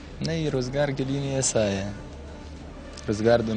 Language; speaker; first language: Hindi; non-native, local second language; Pashto